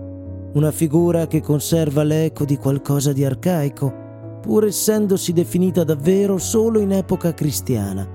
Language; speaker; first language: Italian; native; Italian